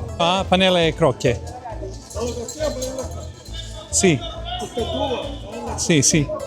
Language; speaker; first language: Italian; non-native, learner; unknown